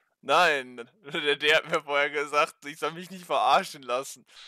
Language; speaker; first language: German; native; German